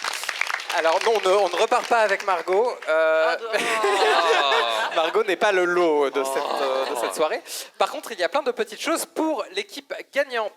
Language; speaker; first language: French; native; French